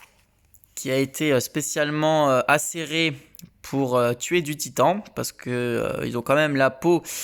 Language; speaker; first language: French; native; French